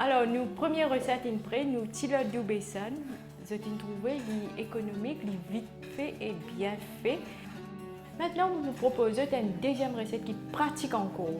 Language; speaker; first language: French; non-native, local second language; Morisyen